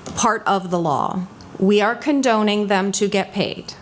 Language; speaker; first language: English; native; English